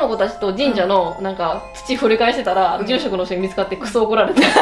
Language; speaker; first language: Japanese; native; Japanese